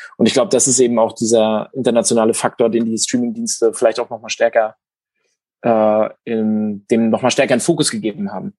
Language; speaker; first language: German; native; German